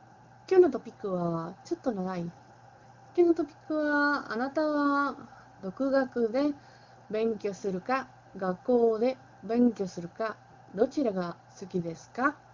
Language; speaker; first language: Japanese; non-native, learner; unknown